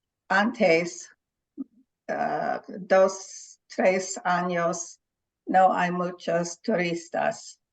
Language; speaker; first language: Spanish; non-native, learner; English